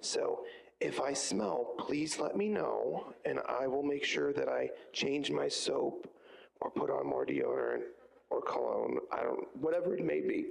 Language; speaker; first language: English; native; English